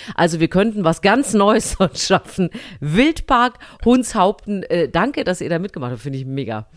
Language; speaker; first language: German; native; German